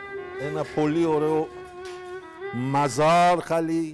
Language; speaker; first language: Greek; non-native, fluent; Persian